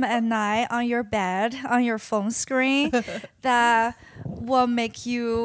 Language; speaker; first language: English; non-native, fluent; Chinese